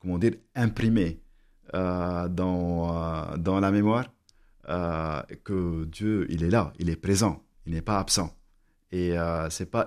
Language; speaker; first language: French; non-native, local second language; Arabic